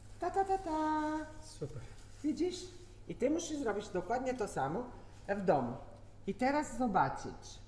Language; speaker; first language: Polish; non-native, learner; Italian